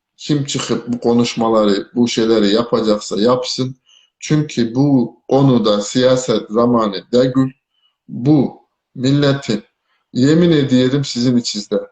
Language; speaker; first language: Turkish; native; Turkish